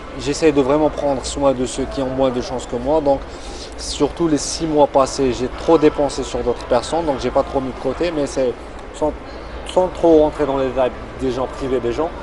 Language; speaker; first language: French; non-native, local second language; Arabic